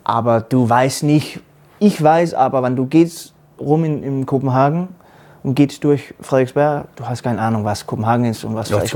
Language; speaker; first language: German; non-native, learner; Danish